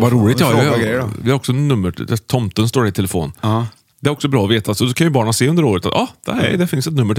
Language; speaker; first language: Swedish; native; Swedish